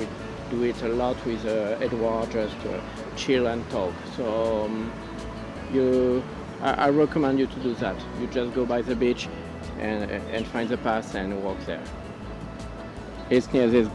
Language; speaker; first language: English; non-native, learner; French